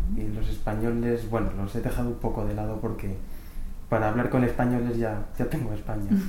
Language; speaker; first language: Spanish; native; Spanish